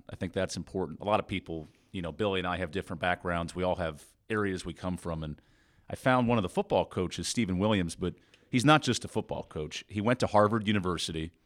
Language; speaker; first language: English; native; English